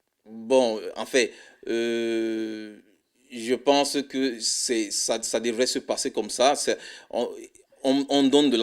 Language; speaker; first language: French; non-native, fluent; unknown